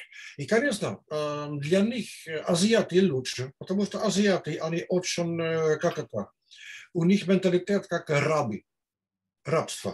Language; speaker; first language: Russian; non-native, fluent; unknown